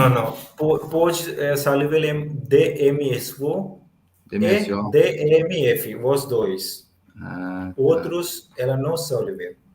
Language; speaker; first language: Portuguese; non-native, learner; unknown